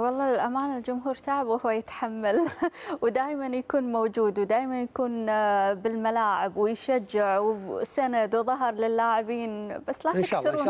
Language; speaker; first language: Arabic; native; Arabic